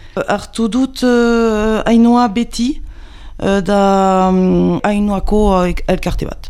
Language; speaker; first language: Basque; non-native, local second language; French